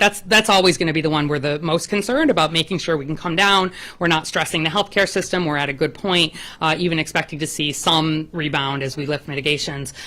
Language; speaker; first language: English; native; English